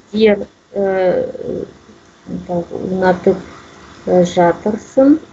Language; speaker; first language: Kazakh; non-native, learner; Russian